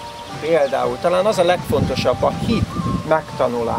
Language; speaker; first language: Hungarian; native; Hungarian